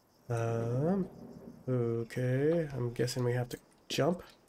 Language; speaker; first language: English; native; English